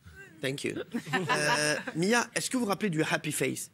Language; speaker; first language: French; native; French